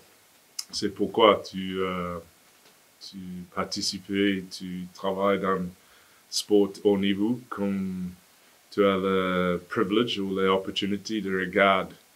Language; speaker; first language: French; non-native, fluent; English